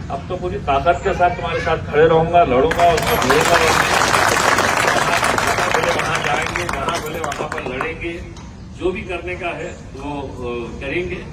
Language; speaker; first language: Hindi; non-native, local second language; Marathi